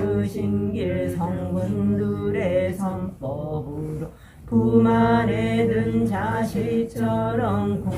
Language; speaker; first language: Korean; native; Korean